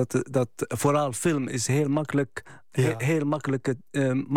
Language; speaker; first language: Dutch; non-native, fluent; Arabic